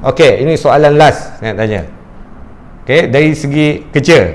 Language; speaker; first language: Malay; native; Malay